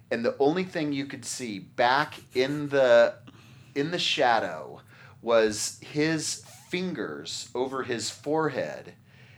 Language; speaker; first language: English; native; English